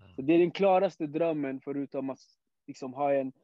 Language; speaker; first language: Swedish; early bilingual, other home language; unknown